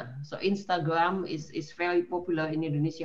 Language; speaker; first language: English; non-native, fluent; Indonesian